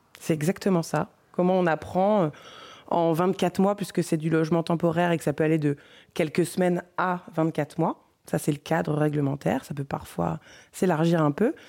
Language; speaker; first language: French; native; French